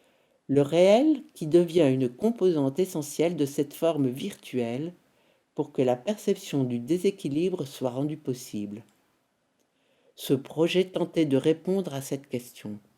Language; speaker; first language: French; native; French